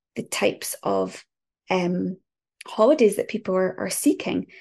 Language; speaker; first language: English; native; English